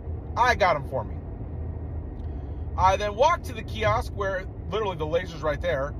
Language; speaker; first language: English; native; English